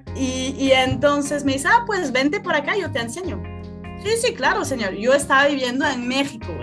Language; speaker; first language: Spanish; non-native, fluent; French